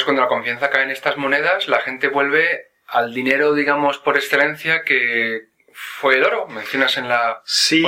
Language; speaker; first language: Spanish; native; Spanish